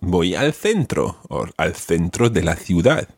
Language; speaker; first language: Spanish; non-native, fluent; English